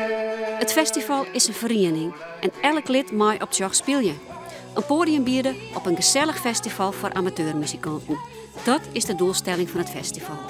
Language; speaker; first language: Dutch; non-native, local second language; Western Frisian